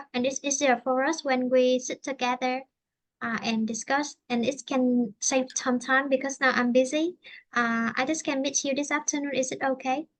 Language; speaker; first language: English; non-native, fluent; Vietnamese